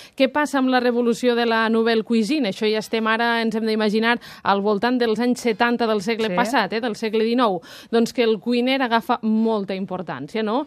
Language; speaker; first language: Catalan; native; Catalan